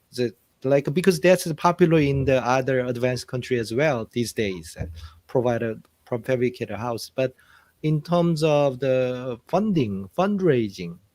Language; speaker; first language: English; non-native, fluent; Korean